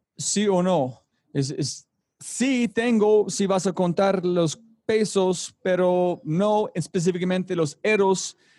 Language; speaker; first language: Spanish; non-native, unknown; English